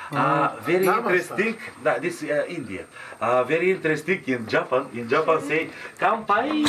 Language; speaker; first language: English; non-native, learner; Bulgarian